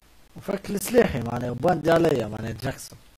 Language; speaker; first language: Arabic; native; Arabic